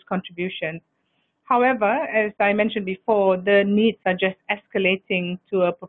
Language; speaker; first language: English; non-native, local second language; Malay